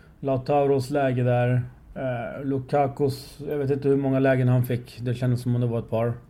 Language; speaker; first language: Swedish; early bilingual, other home language; Persian